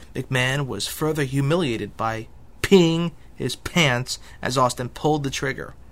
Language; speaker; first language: English; native; English